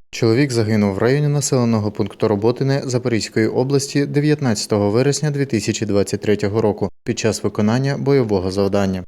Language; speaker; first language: Ukrainian; native; Ukrainian